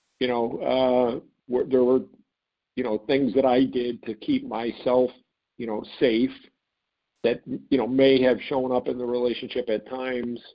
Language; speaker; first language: English; native; English